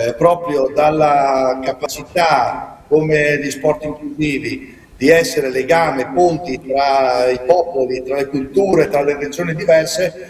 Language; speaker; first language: Italian; native; Italian